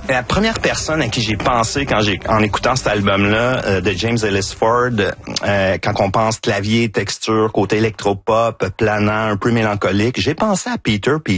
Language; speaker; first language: French; native; French